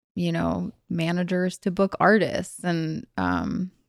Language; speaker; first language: English; early bilingual, other home language; Hungarian